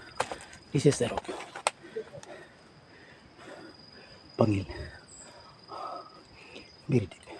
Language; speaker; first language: English; non-native, local second language; Filipino